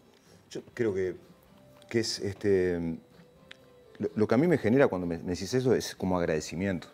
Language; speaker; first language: Spanish; native; Spanish